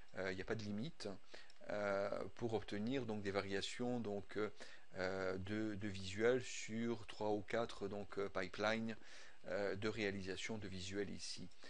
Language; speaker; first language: French; native; French